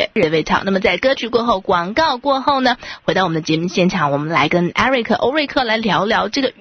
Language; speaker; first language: Chinese; native; Chinese